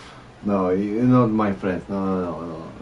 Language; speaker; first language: English; non-native, learner; Polish